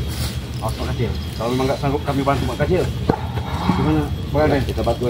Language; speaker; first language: Indonesian; native; Indonesian